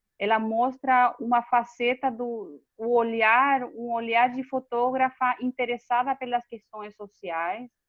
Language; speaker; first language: Portuguese; non-native, fluent; Spanish